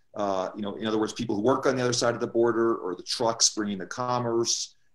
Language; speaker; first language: English; early bilingual, other home language; Spanish